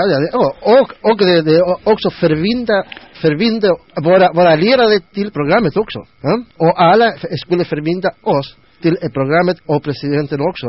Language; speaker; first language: Swedish; non-native, learner; Spanish